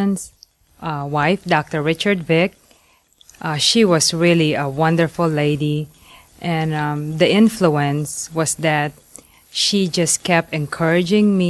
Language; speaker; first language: English; non-native, local second language; Pampanga